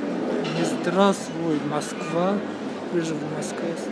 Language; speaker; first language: Russian; non-native, local second language; Kyrgyz